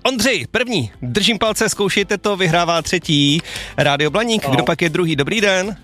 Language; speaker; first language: Czech; native; Czech